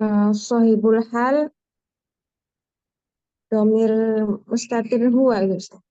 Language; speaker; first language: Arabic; non-native, learner; Indonesian